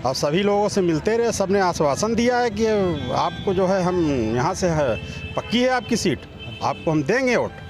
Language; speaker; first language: Hindi; native; Hindi